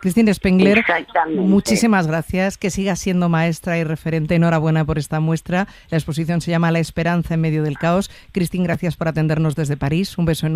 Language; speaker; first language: Spanish; native; Spanish